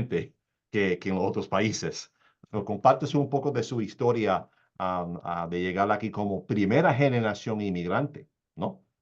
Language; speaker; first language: Spanish; early bilingual, heritage; Spanish